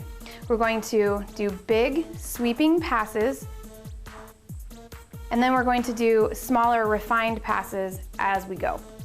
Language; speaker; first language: English; native; English